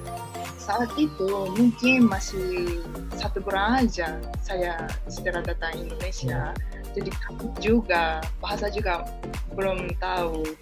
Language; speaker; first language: Indonesian; non-native, learner; Japanese